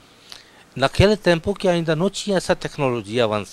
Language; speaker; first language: Portuguese; non-native, fluent; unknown